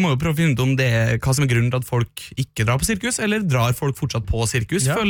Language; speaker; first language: Norwegian; native; Norwegian